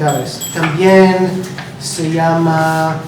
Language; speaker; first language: Spanish; non-native, learner; Hebrew